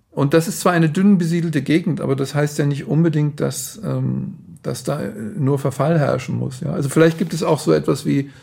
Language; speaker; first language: German; native; German